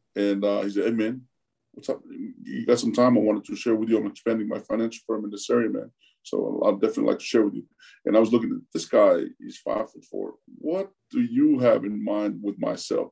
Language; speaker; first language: English; early bilingual, other home language; Tongan